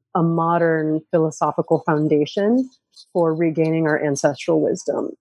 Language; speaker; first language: English; native; English